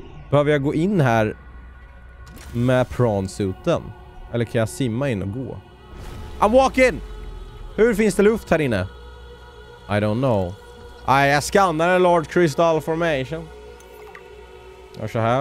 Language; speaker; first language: Swedish; native; Swedish